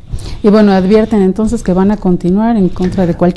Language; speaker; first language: Spanish; native; Spanish